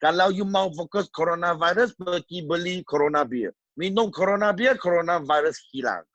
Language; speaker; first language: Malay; non-native, local second language; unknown